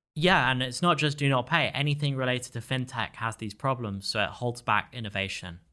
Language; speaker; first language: English; native; English